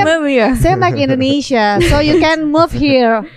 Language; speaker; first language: English; non-native, learner; Indonesian